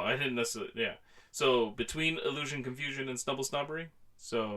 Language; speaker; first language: English; native; English